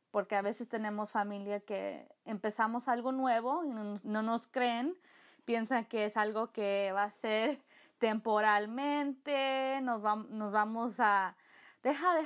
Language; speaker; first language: Spanish; early bilingual, heritage; Spanish